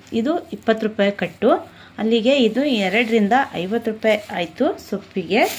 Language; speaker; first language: Kannada; non-native, local second language; Urdu